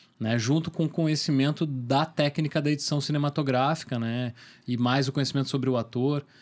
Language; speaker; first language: Portuguese; native; Portuguese